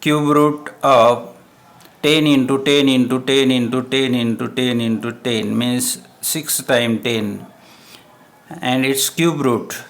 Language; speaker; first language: English; non-native, local second language; Marathi